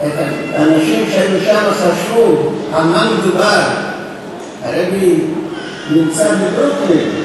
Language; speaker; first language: Hebrew; non-native, fluent; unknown